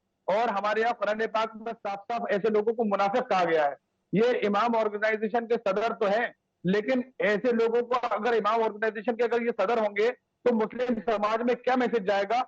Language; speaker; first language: Hindi; native; Hindi